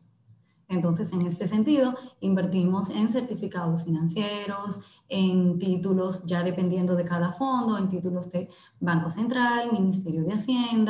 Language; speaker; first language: Spanish; native; Spanish